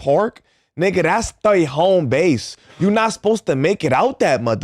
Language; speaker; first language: English; native; English